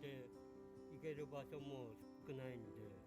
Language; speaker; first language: Japanese; native; Japanese